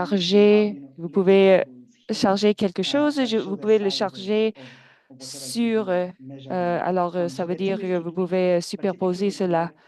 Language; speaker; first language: French; non-native, fluent; English